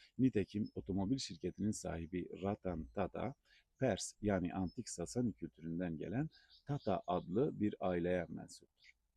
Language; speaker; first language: Turkish; non-native, local second language; Zaza